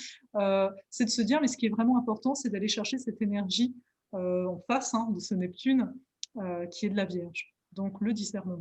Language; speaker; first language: French; native; French